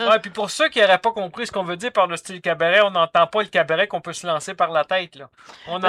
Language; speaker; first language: French; native; French